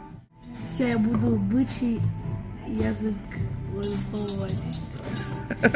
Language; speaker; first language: Russian; early bilingual, heritage; German